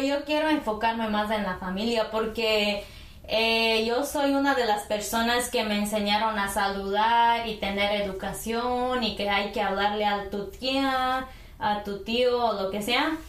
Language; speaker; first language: Spanish; early bilingual, heritage; Spanish